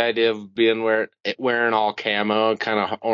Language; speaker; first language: English; native; English